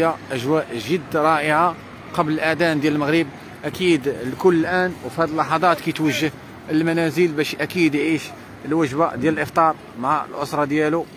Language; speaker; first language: Arabic; native; Arabic